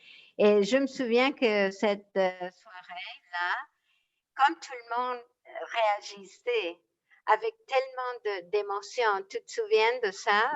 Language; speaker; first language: French; non-native, fluent; Spanish